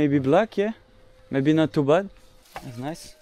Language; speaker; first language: English; non-native, learner; French